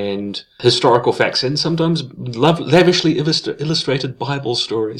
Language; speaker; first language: English; native; English